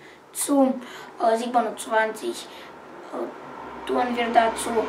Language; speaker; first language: German; non-native, learner; Romanian